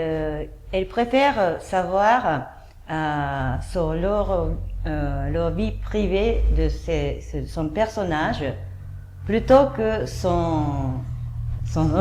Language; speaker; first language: French; non-native, fluent; Japanese